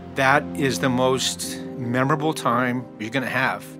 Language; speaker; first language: English; native; English